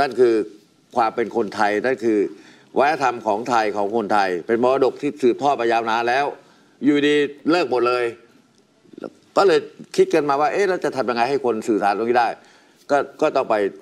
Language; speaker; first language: Thai; native; Thai